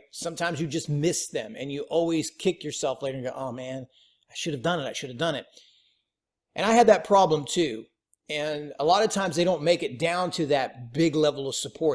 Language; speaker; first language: English; native; English